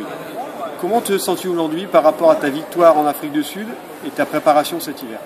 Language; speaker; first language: French; native; French